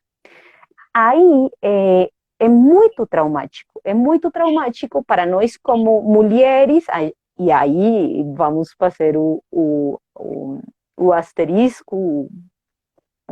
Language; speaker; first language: Portuguese; non-native, fluent; Spanish